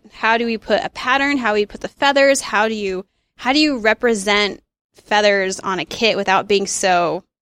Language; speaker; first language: English; native; English